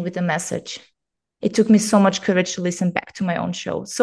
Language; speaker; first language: English; non-native, fluent; German